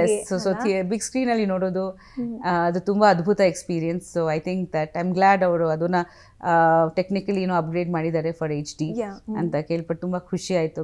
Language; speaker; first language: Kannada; non-native, fluent; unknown